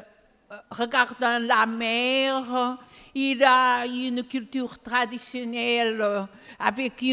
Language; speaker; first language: French; non-native, fluent; Portuguese